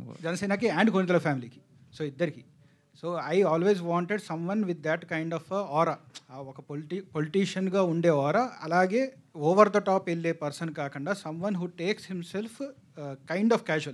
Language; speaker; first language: Telugu; native; Telugu